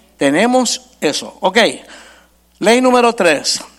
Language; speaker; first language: Spanish; early bilingual, heritage; Spanish